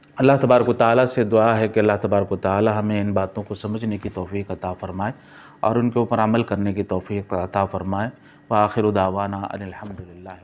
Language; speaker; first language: Urdu; native; Urdu